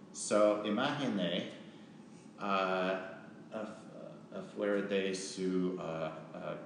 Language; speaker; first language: Spanish; non-native, learner; English